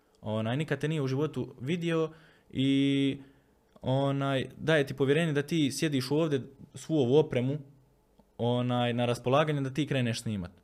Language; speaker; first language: Croatian; native; Croatian